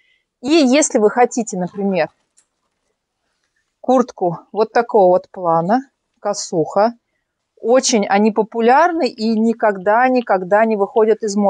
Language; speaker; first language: Russian; native; Russian